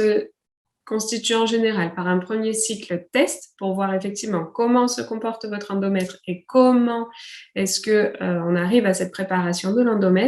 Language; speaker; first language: French; native; French